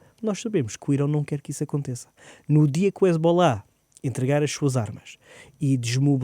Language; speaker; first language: Portuguese; native; Portuguese